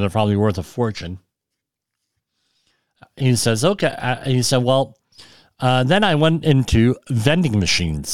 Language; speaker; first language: English; native; English